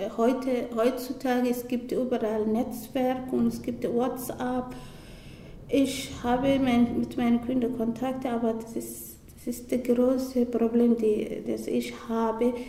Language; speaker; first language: German; non-native, learner; Somali